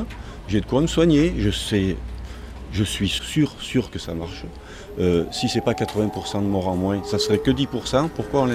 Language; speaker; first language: French; native; French